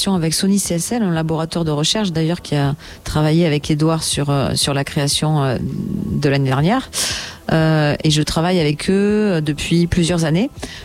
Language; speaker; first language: French; native; French